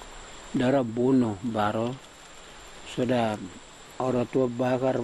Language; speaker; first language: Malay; non-native, local second language; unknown